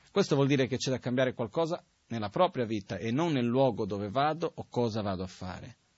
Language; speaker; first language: Italian; non-native, fluent; Portuguese